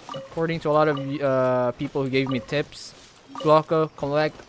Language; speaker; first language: English; non-native, local second language; Filipino